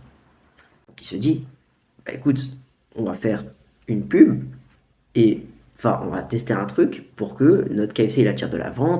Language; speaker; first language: French; native; French